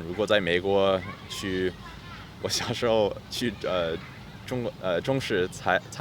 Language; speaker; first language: Chinese; early bilingual, heritage; English